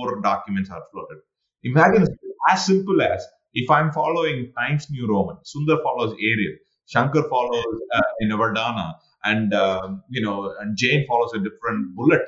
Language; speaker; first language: English; non-native, local second language; Tamil